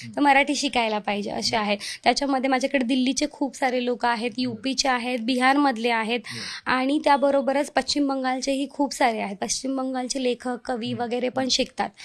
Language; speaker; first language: Marathi; non-native, local second language; Hindi